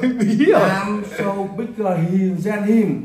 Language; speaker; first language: English; non-native, learner; Vietnamese